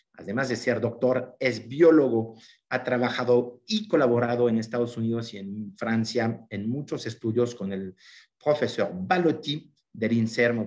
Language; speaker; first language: Spanish; native; Spanish